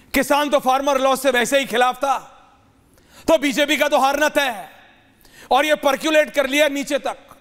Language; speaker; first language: Hindi; native; Hindi